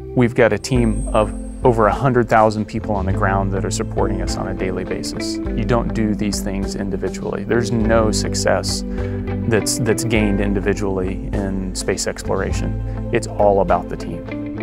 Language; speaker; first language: English; native; English